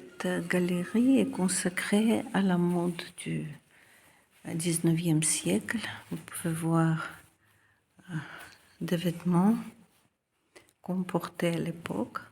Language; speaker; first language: French; non-native, fluent; Russian